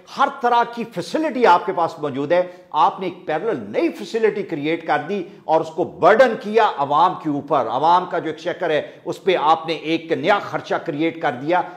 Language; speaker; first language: Urdu; native; Urdu